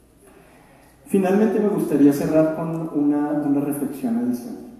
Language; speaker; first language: Spanish; native; Spanish